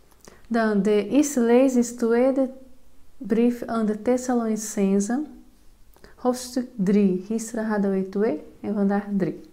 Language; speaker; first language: Dutch; non-native, fluent; Portuguese